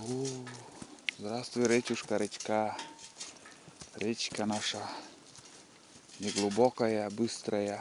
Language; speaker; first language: Russian; native; Russian